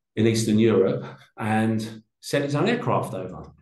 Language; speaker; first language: English; native; English